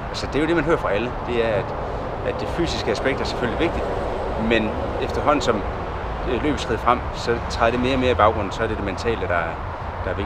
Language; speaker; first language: Danish; native; Danish